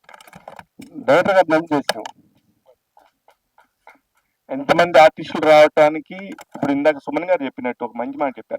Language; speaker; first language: Telugu; native; Telugu